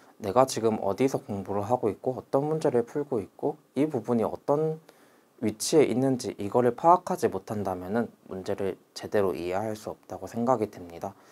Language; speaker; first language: Korean; native; Korean